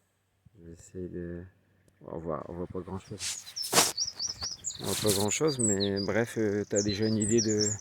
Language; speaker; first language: French; native; French